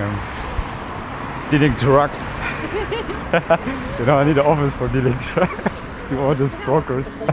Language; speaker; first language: English; non-native, fluent; German